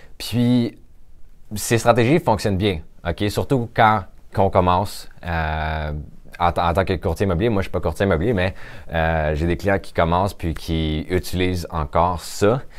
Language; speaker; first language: French; native; French